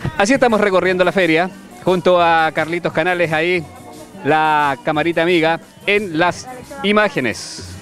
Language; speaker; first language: Spanish; native; Spanish